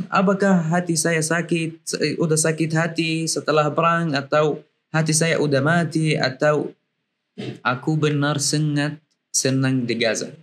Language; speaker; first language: Indonesian; non-native, learner; Arabic